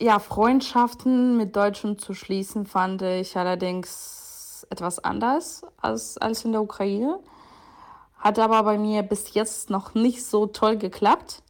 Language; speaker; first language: German; non-native, fluent; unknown